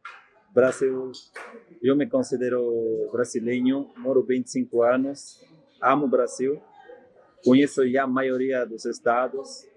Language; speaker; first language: Portuguese; non-native, fluent; Spanish